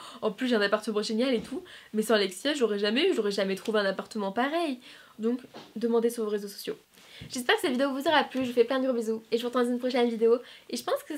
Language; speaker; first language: French; native; French